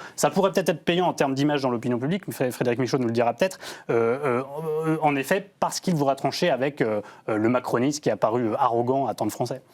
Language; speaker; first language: French; native; French